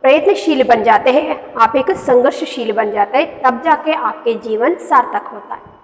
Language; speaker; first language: Hindi; non-native, local second language; Kannada